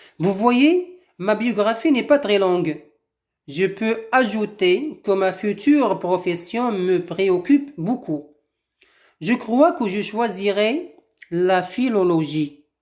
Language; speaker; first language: French; non-native, local second language; Arabic